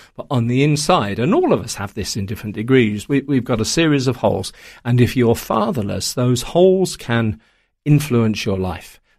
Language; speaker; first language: English; native; English